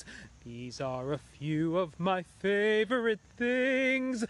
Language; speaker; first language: English; native; English